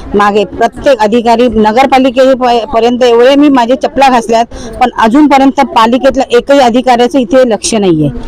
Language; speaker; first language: Marathi; native; Marathi